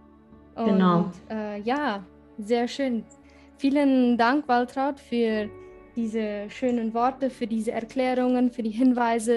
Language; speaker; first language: German; early bilingual, heritage; German